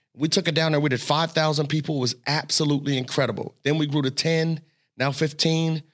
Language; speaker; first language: English; native; English